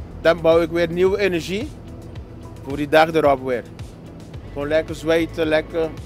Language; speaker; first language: Dutch; non-native, local second language; Papiamento